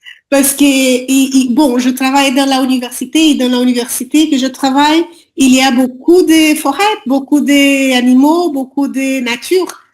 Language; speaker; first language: French; non-native, learner; Portuguese